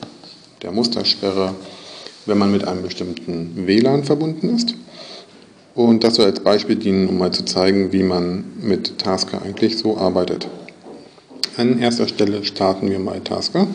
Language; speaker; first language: German; native; German